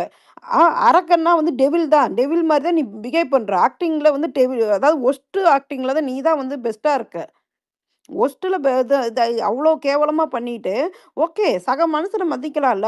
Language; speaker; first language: Tamil; native; Tamil